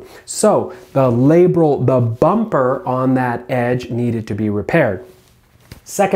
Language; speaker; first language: English; native; English